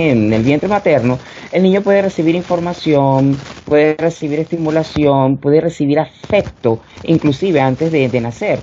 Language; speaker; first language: Spanish; native; Spanish